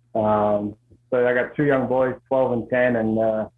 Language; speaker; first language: English; native; English